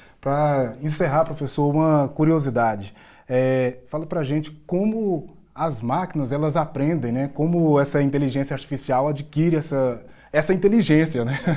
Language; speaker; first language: Portuguese; native; Portuguese